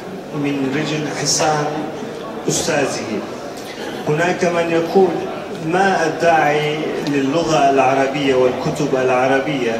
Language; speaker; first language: Arabic; non-native, fluent; Turkish